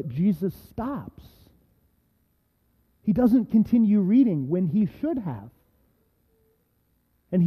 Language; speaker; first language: English; native; English